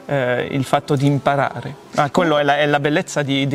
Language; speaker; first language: Italian; non-native, fluent; French